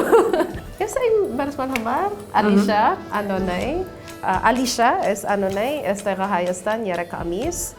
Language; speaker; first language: Armenian; non-native, learner; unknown